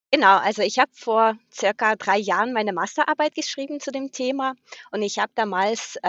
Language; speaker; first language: German; non-native, fluent; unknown